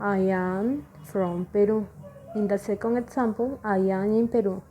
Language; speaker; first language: English; non-native, fluent; Spanish